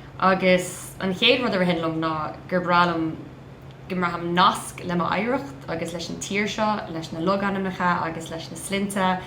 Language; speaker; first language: Irish; non-native, local second language; English